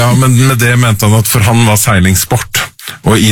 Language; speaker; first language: Norwegian; native; Norwegian